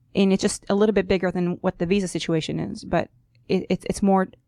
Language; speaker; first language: English; non-native, fluent; Hebrew